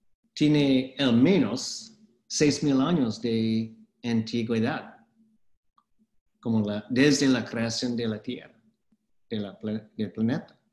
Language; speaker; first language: Spanish; non-native, fluent; English